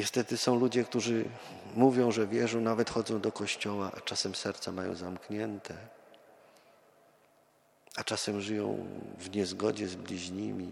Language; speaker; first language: Polish; native; Polish